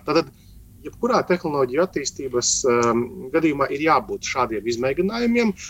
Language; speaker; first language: Latvian; native; Latvian